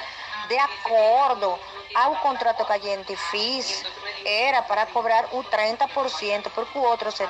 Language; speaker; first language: Portuguese; non-native, learner; Spanish